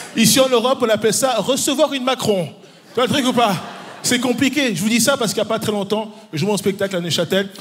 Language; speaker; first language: French; early bilingual, other home language; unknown